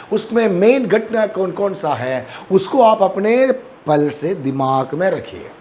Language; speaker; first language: Hindi; non-native, local second language; Malayalam